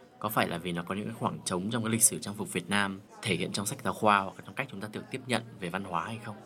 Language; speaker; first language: Vietnamese; native; Vietnamese